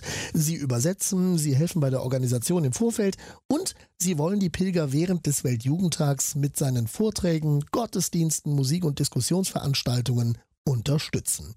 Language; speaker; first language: German; native; German